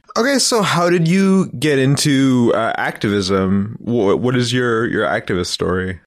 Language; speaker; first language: English; native; English